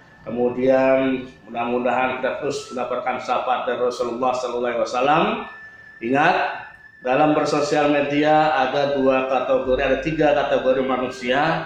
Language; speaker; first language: Indonesian; native; Indonesian